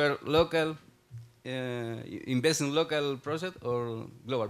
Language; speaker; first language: English; non-native, learner; Spanish